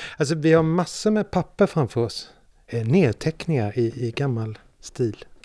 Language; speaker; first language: Swedish; native; Swedish